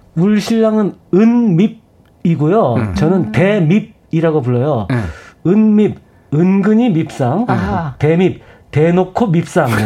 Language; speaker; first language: Korean; native; Korean